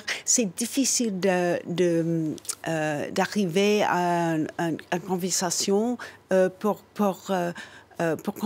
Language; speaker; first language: French; non-native, fluent; English